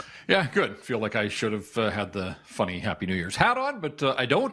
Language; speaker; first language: English; native; English